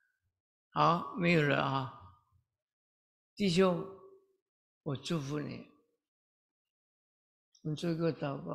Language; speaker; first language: Chinese; early bilingual, heritage; Chinese